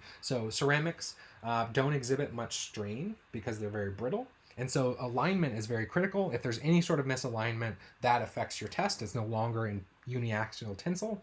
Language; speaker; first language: English; native; English